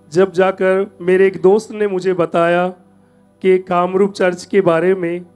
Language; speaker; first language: Hindi; native; Hindi